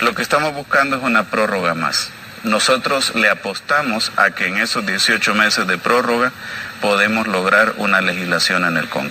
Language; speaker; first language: Spanish; native; Spanish